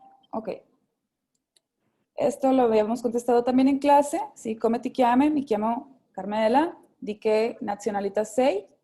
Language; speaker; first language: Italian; non-native, fluent; Spanish